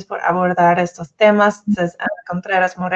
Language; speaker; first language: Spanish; non-native, fluent; English